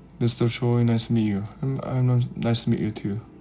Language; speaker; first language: English; non-native, fluent; Korean